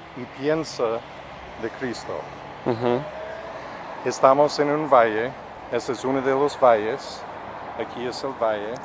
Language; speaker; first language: Spanish; non-native, fluent; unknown